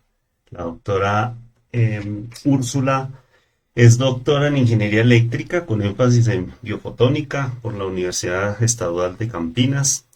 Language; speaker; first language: Spanish; native; Spanish